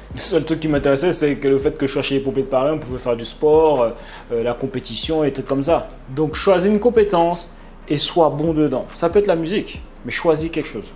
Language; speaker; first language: French; native; French